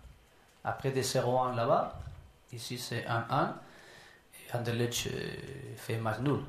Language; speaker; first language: French; non-native, learner; Spanish